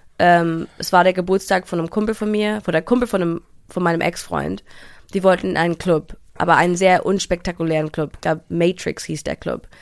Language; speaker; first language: German; early bilingual, heritage; English